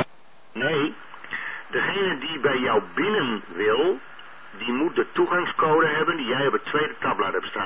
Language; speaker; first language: Dutch; native; Dutch